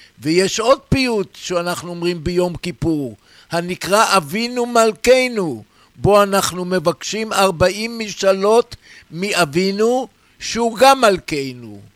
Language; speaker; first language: Hebrew; native; Hebrew